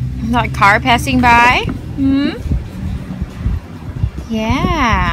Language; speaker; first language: English; non-native, fluent; Indonesian